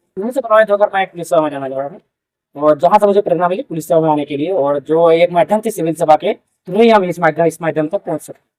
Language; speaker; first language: Hindi; non-native, local second language; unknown